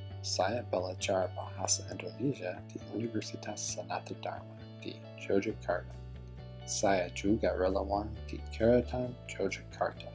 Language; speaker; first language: Indonesian; non-native, learner; English